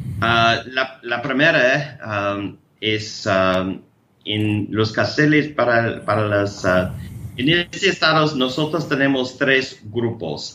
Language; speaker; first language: Spanish; non-native, learner; English